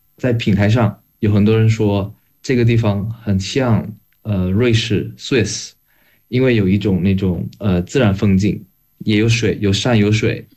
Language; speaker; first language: Chinese; non-native, fluent; Indonesian